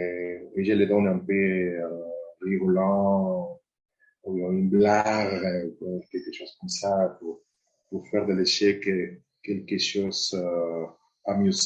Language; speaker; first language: French; non-native, fluent; Spanish